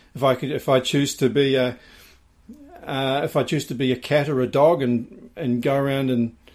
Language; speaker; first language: English; native; English